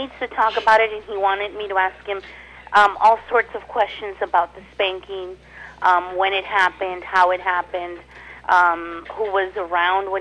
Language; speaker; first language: English; non-native, fluent; Spanish